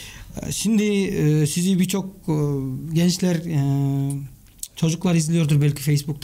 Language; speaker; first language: Turkish; non-native, fluent; Kyrgyz